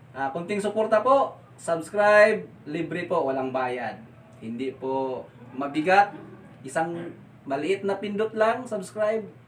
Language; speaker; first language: Filipino; non-native, local second language; Cebuano